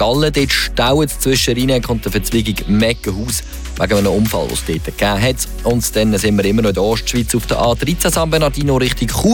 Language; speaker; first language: German; native; German